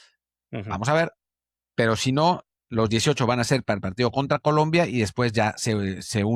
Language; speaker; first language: Spanish; native; Spanish